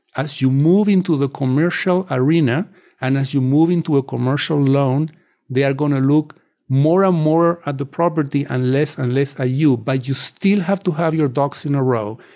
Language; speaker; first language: English; non-native, fluent; Spanish